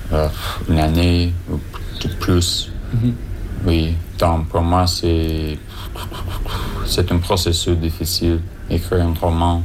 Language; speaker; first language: French; non-native, learner; English